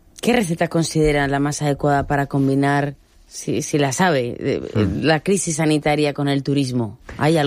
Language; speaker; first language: Spanish; native; Spanish